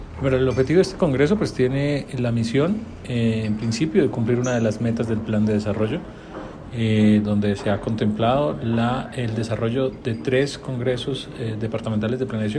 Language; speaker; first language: Spanish; native; Spanish